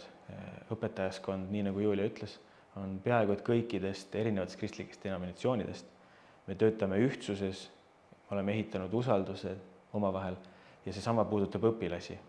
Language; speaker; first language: Estonian; native; Estonian